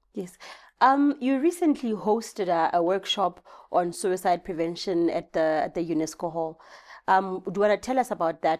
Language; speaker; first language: English; non-native, local second language; Southern Sotho